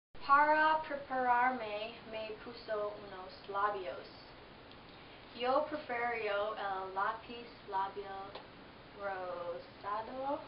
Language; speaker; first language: Spanish; non-native, learner; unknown